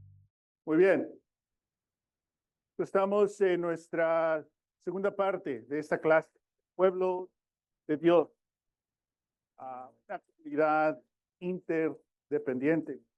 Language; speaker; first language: Spanish; early bilingual, heritage; Spanish